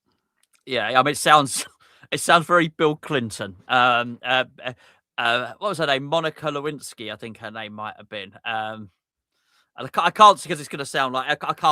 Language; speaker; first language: English; native; English